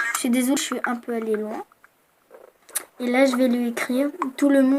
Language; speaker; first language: French; native; French